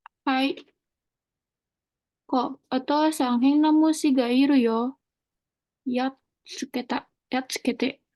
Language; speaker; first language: Japanese; non-native, learner; Indonesian